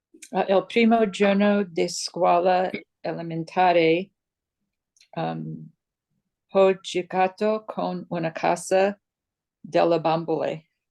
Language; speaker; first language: Italian; non-native, learner; English